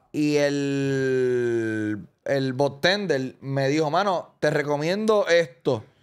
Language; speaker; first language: Spanish; native; Spanish